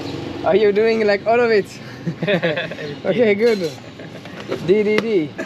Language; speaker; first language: English; non-native, learner; French